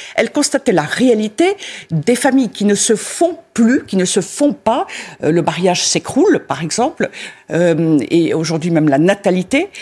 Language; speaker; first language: French; native; French